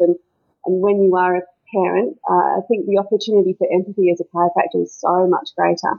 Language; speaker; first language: English; native; English